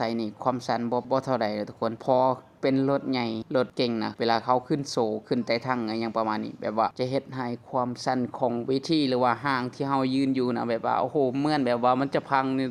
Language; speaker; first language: Thai; non-native, local second language; Northeastern Thai